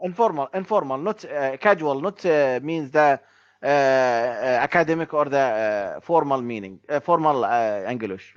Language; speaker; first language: English; non-native, learner; Arabic